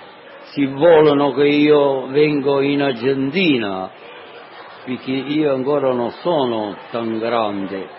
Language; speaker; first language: Italian; non-native, learner; Sicilian